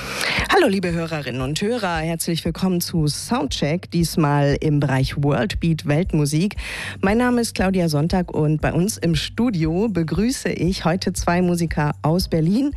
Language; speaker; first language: German; native; German